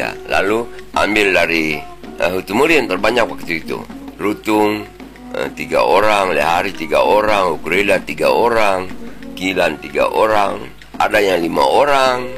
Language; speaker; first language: Indonesian; non-native, local second language; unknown